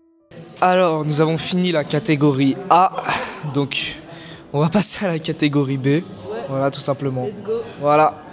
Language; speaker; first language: French; native; French